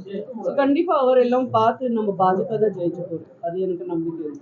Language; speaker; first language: Tamil; non-native, learner; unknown